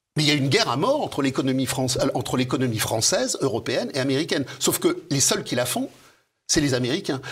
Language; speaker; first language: French; native; French